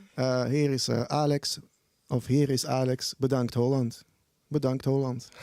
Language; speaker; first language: Dutch; early bilingual, other home language; Armenian